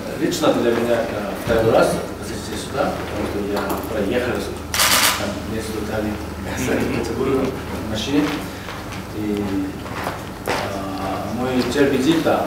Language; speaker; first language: Russian; non-native, learner; Korean